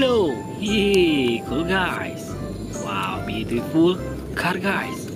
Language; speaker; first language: English; non-native, learner; Indonesian